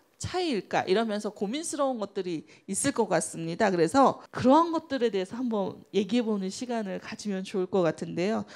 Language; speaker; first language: Korean; native; Korean